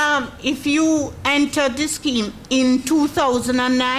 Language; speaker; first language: English; native; English